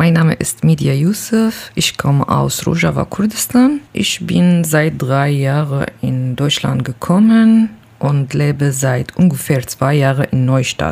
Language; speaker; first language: German; non-native, learner; Kurdish